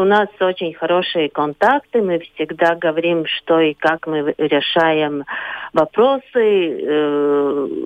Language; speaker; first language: Russian; non-native, local second language; Latvian